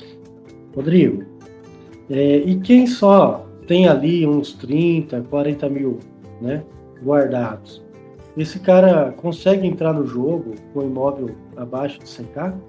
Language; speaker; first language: Portuguese; native; Portuguese